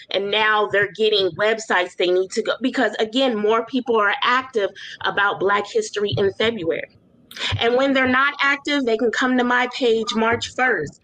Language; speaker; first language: English; native; English